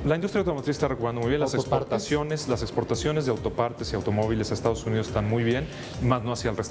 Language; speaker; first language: Spanish; native; Spanish